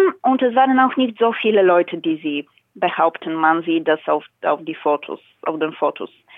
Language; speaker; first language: German; non-native, fluent; Bulgarian